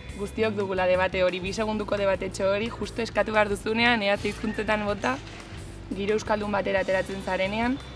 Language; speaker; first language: Basque; native; Basque